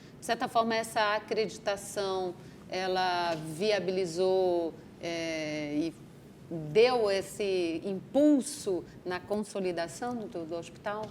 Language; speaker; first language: Portuguese; native; Portuguese